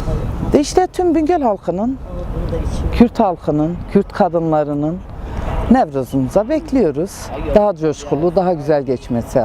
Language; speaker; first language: Turkish; non-native, local second language; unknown